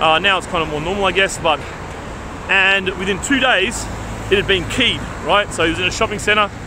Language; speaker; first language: English; native; English